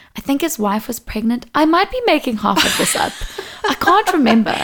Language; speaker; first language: English; non-native, local second language; Portuguese